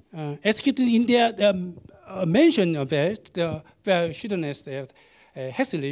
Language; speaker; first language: German; non-native, learner; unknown